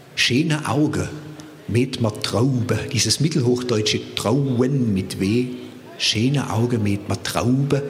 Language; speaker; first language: German; native; German